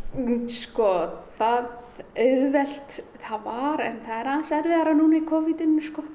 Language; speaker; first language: Icelandic; early bilingual, other home language; Amharic